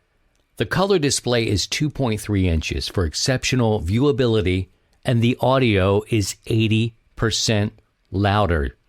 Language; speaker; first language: English; native; English